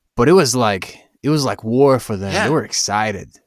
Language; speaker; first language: English; early bilingual, other home language; Ukrainian